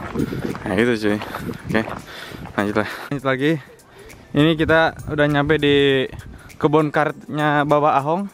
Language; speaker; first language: Indonesian; native; Indonesian